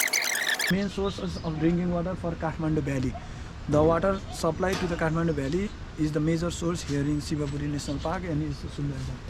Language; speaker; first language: English; non-native, fluent; Nepali